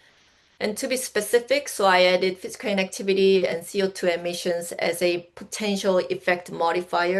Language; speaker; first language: English; non-native, fluent; Korean